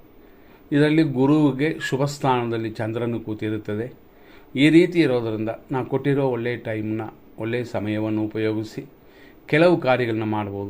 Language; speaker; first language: Kannada; native; Kannada